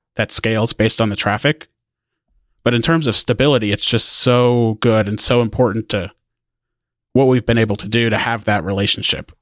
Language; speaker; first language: English; native; English